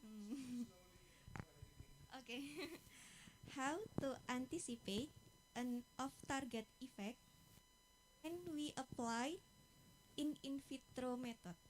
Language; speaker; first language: English; non-native, fluent; Indonesian